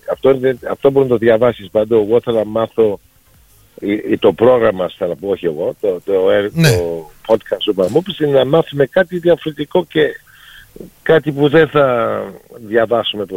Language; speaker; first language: Greek; early bilingual, heritage; Greek